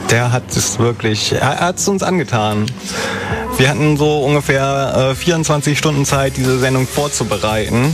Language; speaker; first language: German; native; German